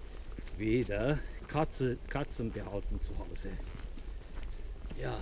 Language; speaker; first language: German; non-native, fluent; Turkish